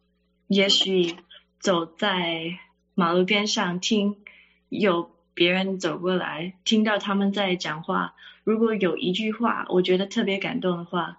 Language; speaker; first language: Chinese; early bilingual, heritage; Chinese